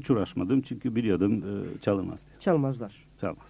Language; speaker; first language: Turkish; early bilingual, other home language; Bosnian